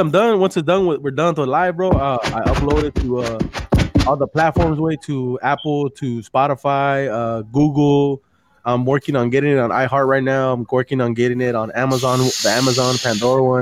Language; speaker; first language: English; early bilingual, other home language; Spanish